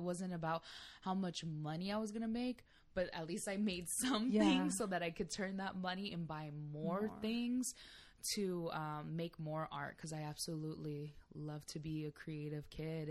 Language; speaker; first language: English; native; English